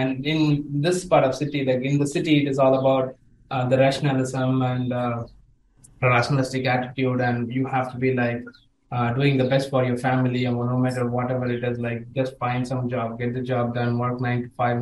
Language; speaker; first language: English; non-native, local second language; Tamil